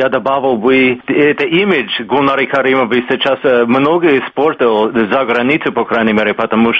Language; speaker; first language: Russian; non-native, fluent; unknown